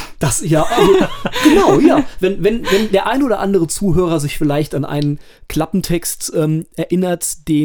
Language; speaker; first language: German; native; German